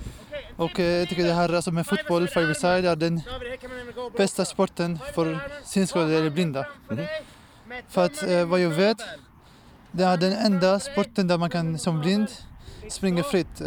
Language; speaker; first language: Swedish; non-native, fluent; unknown